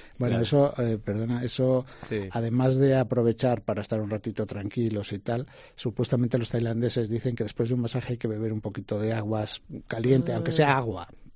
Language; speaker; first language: Spanish; native; Spanish